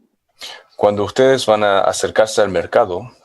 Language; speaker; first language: Spanish; non-native, fluent; English